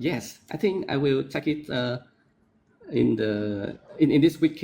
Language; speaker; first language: English; non-native, learner; Vietnamese